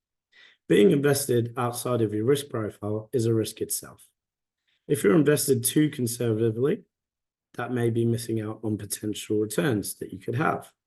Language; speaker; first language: English; native; English